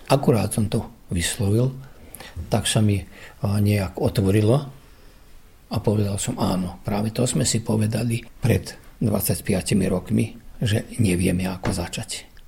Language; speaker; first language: Slovak; early bilingual, heritage; Slovak